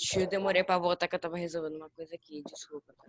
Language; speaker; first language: Portuguese; native; Portuguese